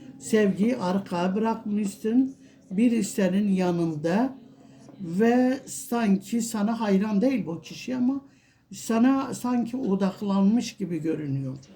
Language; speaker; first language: Turkish; non-native, local second language; Kurdish